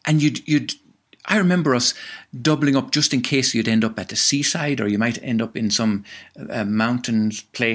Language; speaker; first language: English; native; English